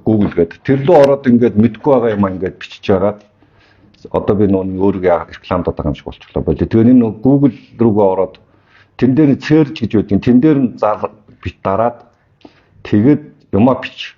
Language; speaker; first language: Mongolian; native; Mongolian